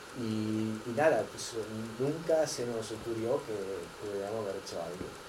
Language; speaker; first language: Spanish; non-native, fluent; Italian